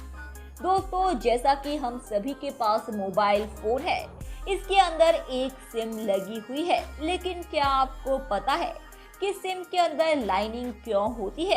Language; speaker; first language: Hindi; native; Hindi